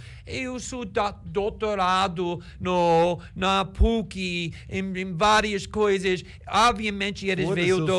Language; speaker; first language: Portuguese; non-native, fluent; English